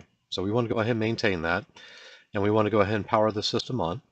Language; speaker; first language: English; native; English